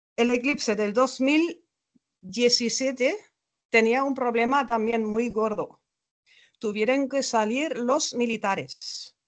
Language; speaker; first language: Spanish; non-native, fluent; German